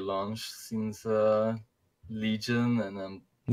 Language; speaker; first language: English; non-native, fluent; Dutch